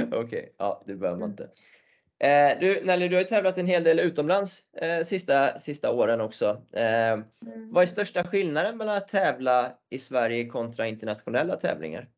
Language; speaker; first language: Swedish; native; Swedish